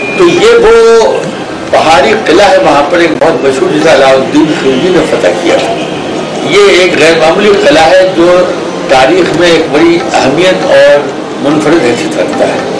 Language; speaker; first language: Urdu; native; Urdu